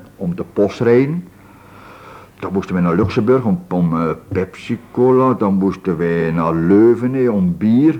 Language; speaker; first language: Dutch; native; Dutch